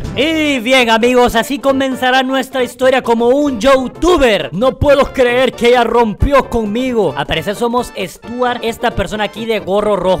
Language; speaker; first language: Spanish; native; Spanish